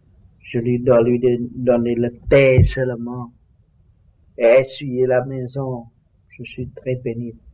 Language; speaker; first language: French; non-native, learner; Vietnamese